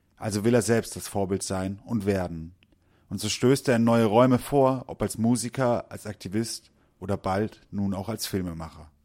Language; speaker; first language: German; native; German